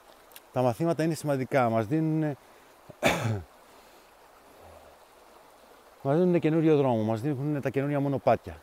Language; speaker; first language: Greek; native; Greek